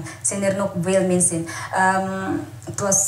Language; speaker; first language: Dutch; non-native, learner; Waray